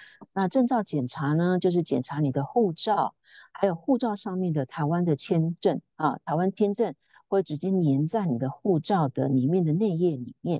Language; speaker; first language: Chinese; native; Chinese